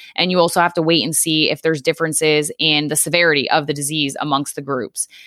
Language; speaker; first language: English; native; English